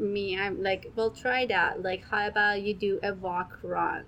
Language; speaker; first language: English; non-native, fluent; Persian